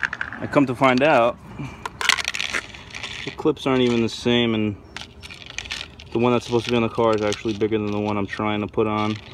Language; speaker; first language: English; native; English